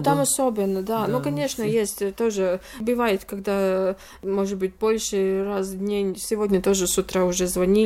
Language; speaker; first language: Russian; non-native, local second language; Latvian